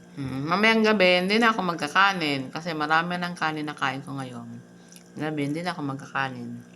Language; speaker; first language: Filipino; non-native, local second language; Bikol